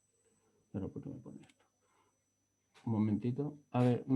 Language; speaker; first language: Spanish; native; Spanish